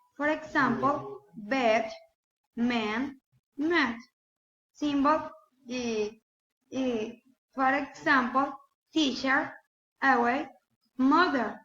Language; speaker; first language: English; non-native, learner; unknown